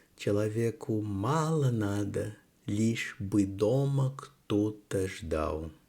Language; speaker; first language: Russian; non-native, fluent; Portuguese